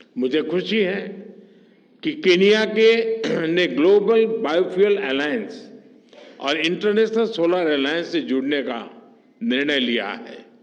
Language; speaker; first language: Hindi; non-native, local second language; Gujarati